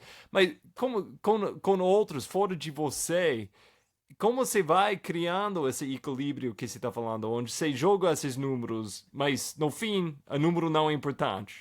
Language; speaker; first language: Portuguese; non-native, fluent; English